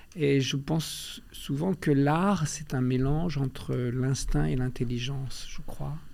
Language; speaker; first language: French; native; French